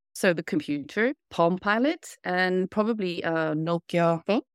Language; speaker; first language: English; non-native, fluent; Norwegian